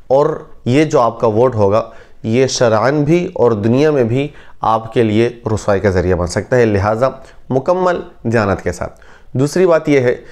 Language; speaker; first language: Urdu; native; Urdu